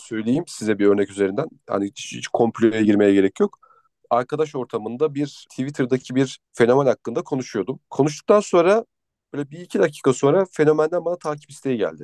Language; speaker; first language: Turkish; native; Turkish